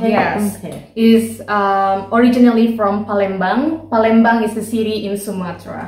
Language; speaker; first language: English; non-native, learner; Indonesian